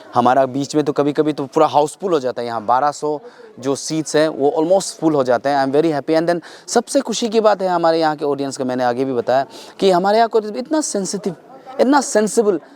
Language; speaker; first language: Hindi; non-native, local second language; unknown